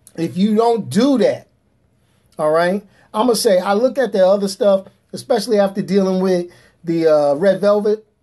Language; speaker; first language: English; native; English